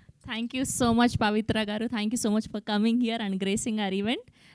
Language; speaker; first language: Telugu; native; Telugu